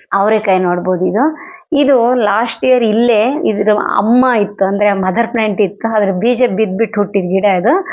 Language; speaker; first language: Kannada; non-native, local second language; Telugu